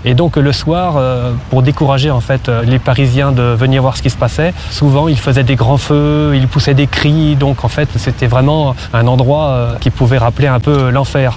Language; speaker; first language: French; native; French